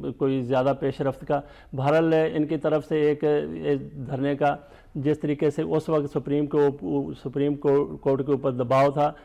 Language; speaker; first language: Urdu; native; Urdu